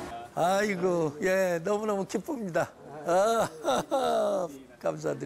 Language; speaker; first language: Korean; native; Korean